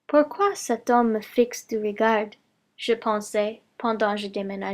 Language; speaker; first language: French; non-native, learner; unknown